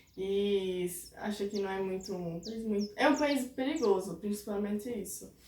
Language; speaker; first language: Portuguese; non-native, fluent; Italian